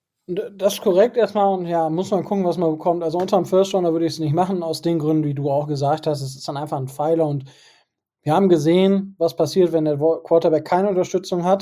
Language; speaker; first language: German; native; German